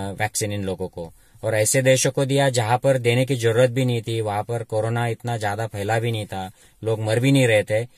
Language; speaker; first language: Hindi; non-native, local second language; Marathi